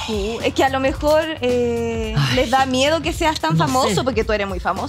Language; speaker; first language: Spanish; native; Spanish